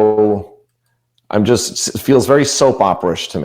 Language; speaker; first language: English; native; English